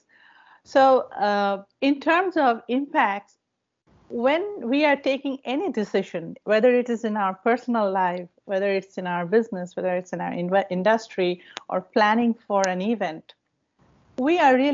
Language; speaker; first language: English; non-native, local second language; Bangla